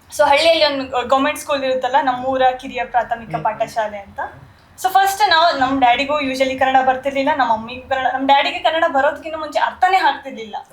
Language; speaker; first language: Kannada; early bilingual, other home language; Nepali